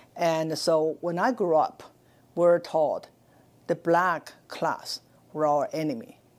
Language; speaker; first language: English; non-native, fluent; Chinese